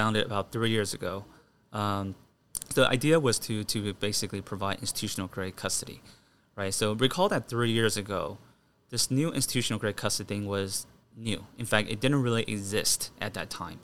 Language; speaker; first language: English; native; English